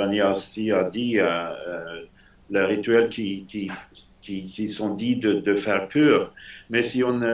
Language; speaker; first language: French; non-native, fluent; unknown